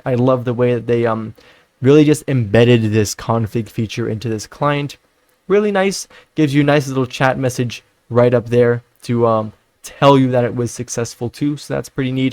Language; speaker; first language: English; non-native, fluent; Dutch